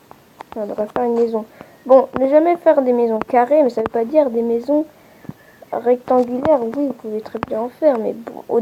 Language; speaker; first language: French; native; French